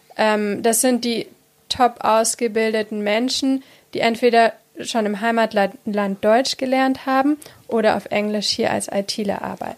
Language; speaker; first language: German; native; German